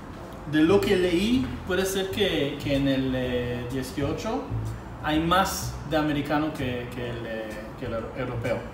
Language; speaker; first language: Spanish; non-native, fluent; Hebrew